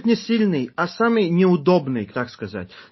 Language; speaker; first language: Russian; non-native, fluent; Turkish